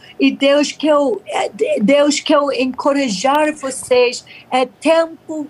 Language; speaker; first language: Portuguese; non-native, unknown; English